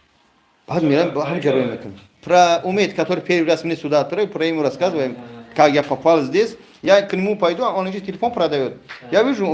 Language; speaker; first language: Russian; non-native, learner; Tajik